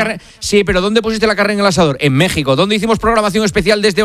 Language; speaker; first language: Spanish; native; Spanish